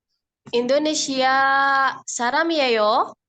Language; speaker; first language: Korean; non-native, learner; Indonesian